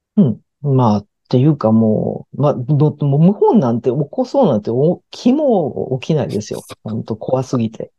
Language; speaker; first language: Japanese; early bilingual, heritage; Japanese